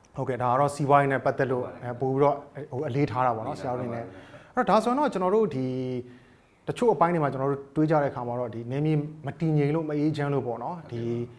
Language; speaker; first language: Burmese; native; Burmese